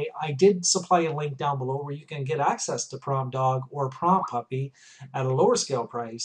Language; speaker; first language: English; native; English